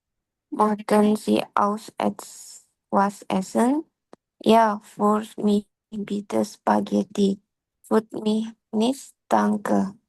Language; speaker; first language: German; non-native, learner; Indonesian